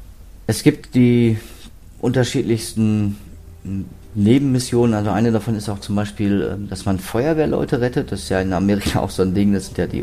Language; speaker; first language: German; native; German